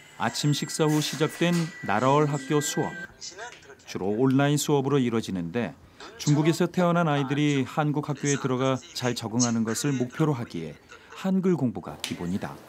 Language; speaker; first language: Korean; native; Korean